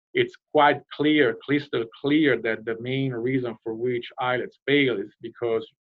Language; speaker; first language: English; non-native, fluent; Italian